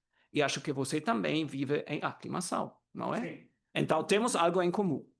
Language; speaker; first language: Portuguese; non-native, learner; German